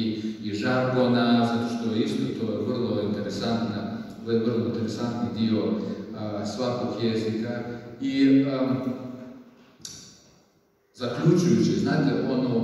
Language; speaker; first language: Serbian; non-native, fluent; Russian